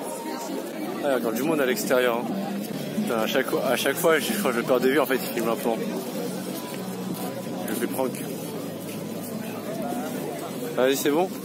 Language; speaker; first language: French; native; French